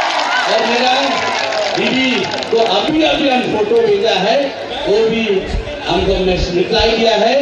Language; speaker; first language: Hindi; non-native, local second language; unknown